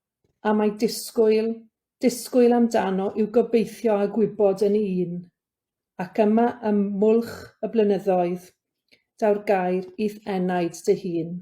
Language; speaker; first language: Welsh; native; Welsh